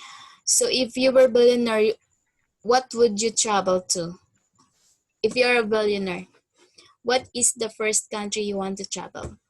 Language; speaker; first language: English; non-native, fluent; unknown